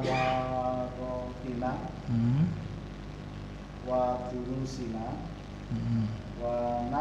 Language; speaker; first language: Arabic; non-native, learner; Indonesian